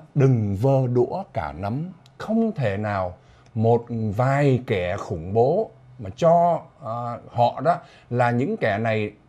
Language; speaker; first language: Vietnamese; native; Vietnamese